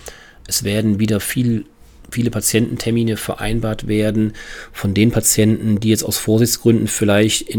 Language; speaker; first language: German; native; German